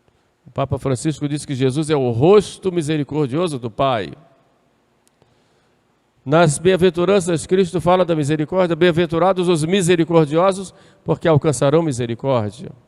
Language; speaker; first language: Portuguese; native; Portuguese